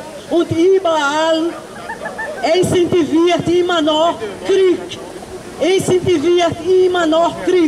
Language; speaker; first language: German; non-native, learner; Portuguese